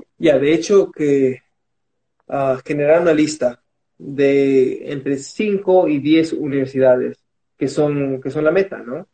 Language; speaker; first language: Spanish; early bilingual, heritage; Spanish